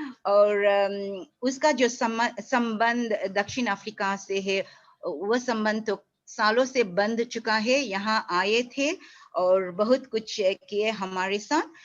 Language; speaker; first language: Hindi; non-native, fluent; English